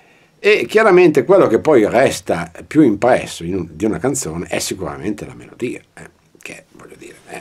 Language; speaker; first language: Italian; native; Italian